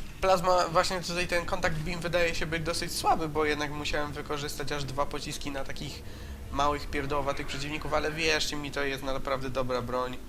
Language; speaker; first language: Polish; native; Polish